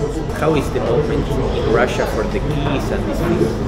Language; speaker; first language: English; non-native, learner; Spanish